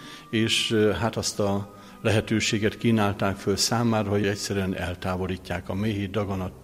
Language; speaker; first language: Hungarian; native; Hungarian